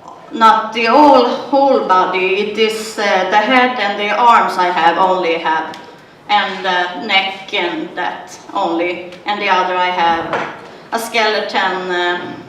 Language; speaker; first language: English; non-native, learner; Swedish